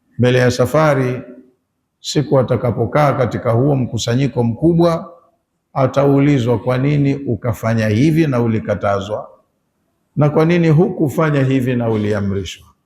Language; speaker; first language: Swahili; native; Swahili